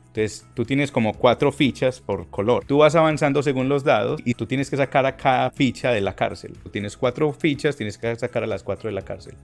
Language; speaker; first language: Spanish; native; Spanish